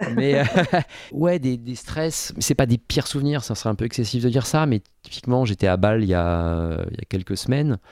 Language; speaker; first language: French; native; French